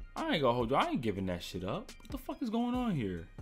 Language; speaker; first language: English; native; English